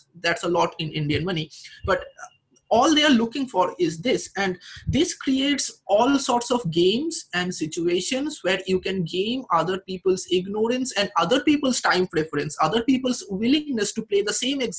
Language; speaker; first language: English; non-native, local second language; Bangla